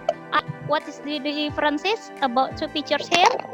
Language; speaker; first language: English; non-native, fluent; Indonesian